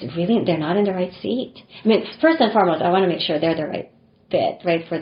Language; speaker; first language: English; non-native, local second language; Filipino